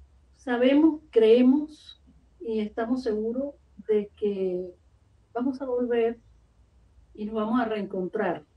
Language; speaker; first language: Spanish; native; Spanish